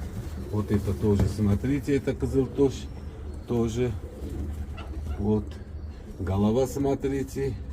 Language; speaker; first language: Russian; non-native, local second language; Uzbek